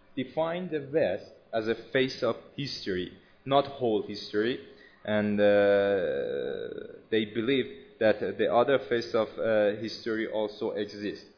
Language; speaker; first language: English; non-native, learner; Persian